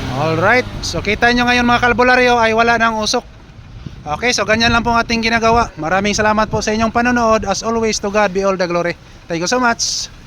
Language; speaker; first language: Filipino; non-native, local second language; Cebuano